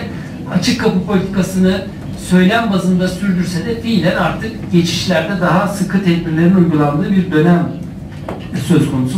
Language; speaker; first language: Turkish; native; Turkish